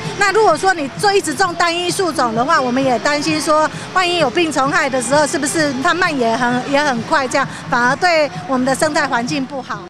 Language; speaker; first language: Chinese; native; Chinese